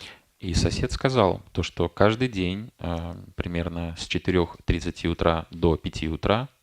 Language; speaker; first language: Russian; native; Russian